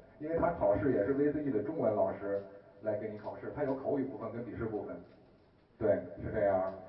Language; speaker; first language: Chinese; native; Chinese